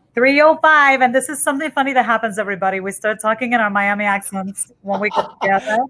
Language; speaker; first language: English; native; English